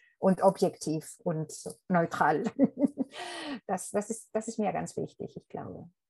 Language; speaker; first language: German; non-native, fluent; Spanish